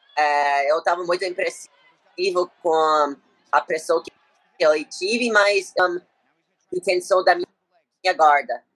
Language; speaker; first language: Portuguese; non-native, learner; English